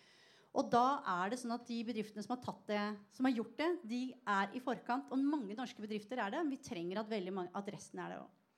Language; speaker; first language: Norwegian; native; Norwegian